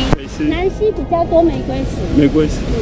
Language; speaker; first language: Chinese; native; Chinese